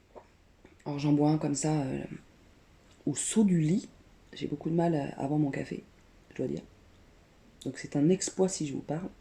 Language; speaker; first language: French; native; French